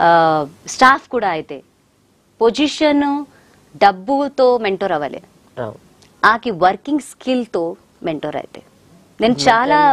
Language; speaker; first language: Telugu; non-native, local second language; Hindi